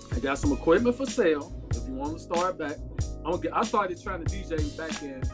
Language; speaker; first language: English; native; English